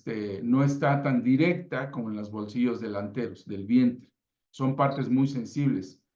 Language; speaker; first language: Spanish; native; Spanish